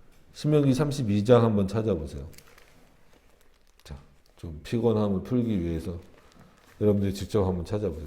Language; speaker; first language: Korean; native; Korean